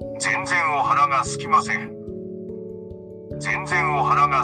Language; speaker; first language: Japanese; non-native, learner; Spanish